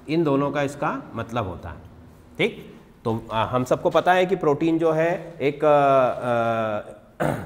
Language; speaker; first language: Hindi; native; Hindi